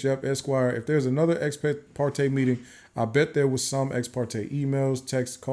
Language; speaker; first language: English; native; English